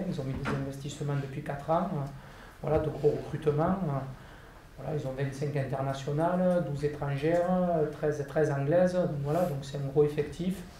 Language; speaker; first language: French; native; French